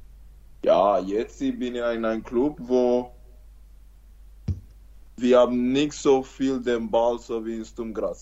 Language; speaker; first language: German; non-native, learner; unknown